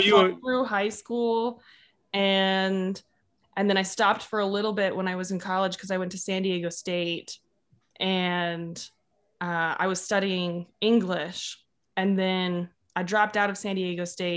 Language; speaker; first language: English; native; English